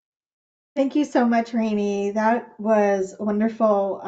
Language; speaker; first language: English; native; English